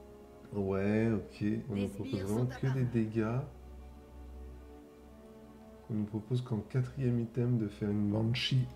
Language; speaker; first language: French; native; French